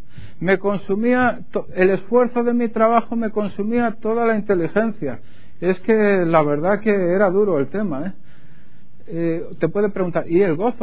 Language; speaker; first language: Spanish; native; Spanish